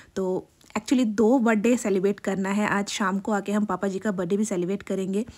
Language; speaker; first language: Hindi; non-native, local second language; Bangla